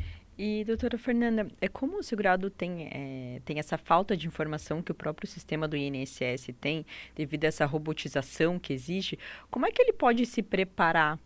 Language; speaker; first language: Portuguese; native; Portuguese